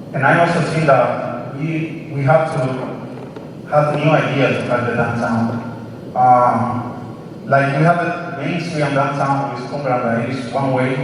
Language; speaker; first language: English; non-native, learner; Spanish